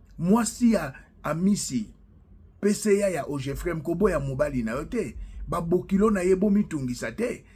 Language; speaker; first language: Lingala; non-native, local second language; Luba-Lulua